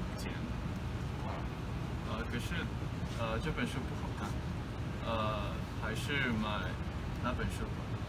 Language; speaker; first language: Chinese; non-native, learner; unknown